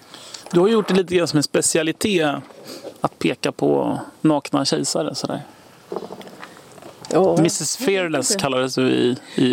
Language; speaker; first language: Swedish; native; Swedish